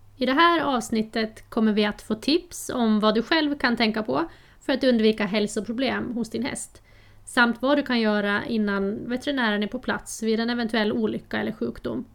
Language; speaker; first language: Swedish; native; Swedish